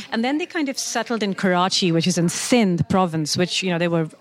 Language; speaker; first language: English; non-native, local second language; Urdu